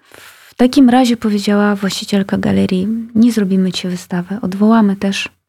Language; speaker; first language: Polish; non-native, fluent; Russian